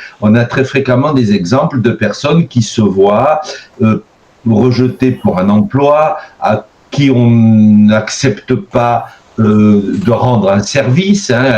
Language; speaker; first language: French; native; French